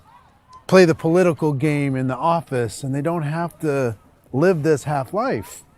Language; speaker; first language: English; native; English